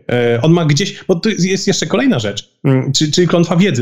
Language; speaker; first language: Polish; native; Polish